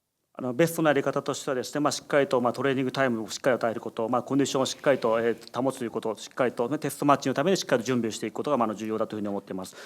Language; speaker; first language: Japanese; native; Japanese